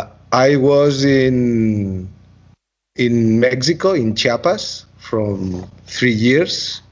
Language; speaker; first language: English; non-native, learner; Catalan